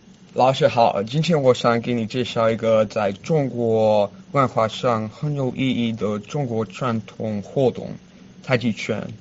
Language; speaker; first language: Chinese; non-native, learner; English